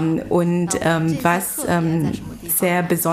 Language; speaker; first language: German; non-native, fluent; Chinese